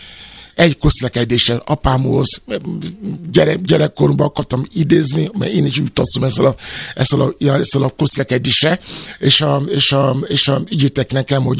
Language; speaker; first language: Hungarian; non-native, learner; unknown